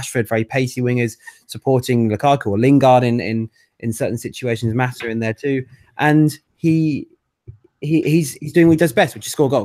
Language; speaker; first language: English; native; English